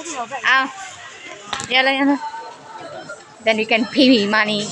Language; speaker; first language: English; non-native, local second language; Filipino